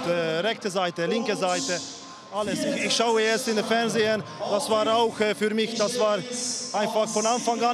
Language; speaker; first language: German; non-native, fluent; Hungarian